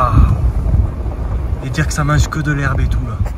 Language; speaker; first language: French; native; French